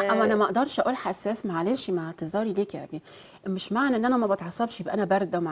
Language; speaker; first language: Arabic; native; Arabic